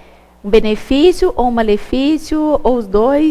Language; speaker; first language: Portuguese; native; Portuguese